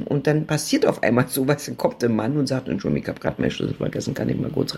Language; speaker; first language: German; native; German